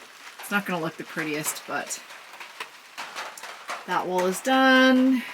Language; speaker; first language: English; native; English